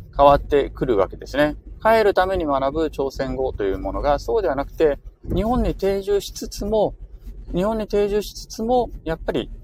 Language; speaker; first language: Japanese; native; Japanese